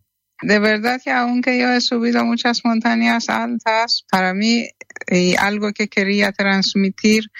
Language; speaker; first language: Spanish; non-native, fluent; Persian